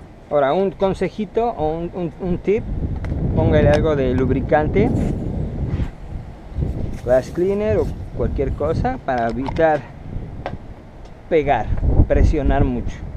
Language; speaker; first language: Spanish; native; Spanish